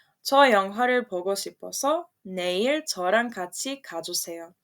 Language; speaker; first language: Korean; non-native, fluent; Serbian